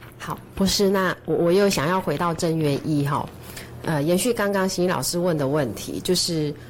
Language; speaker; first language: Chinese; native; Chinese